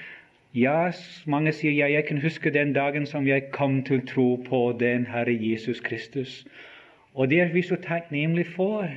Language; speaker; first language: Norwegian; non-native, fluent; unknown